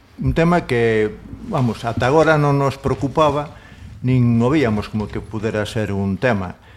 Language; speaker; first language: Galician; non-native, local second language; Spanish